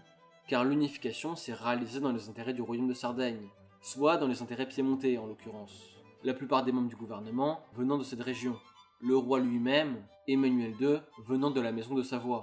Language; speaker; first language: French; native; French